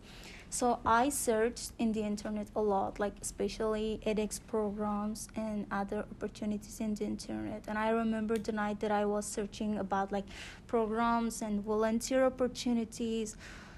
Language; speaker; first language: English; non-native, fluent; Persian